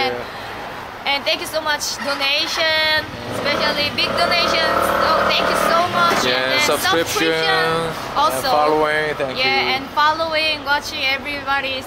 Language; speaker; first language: English; non-native, learner; Korean